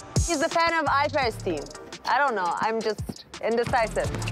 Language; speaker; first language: English; non-native, fluent; Turkish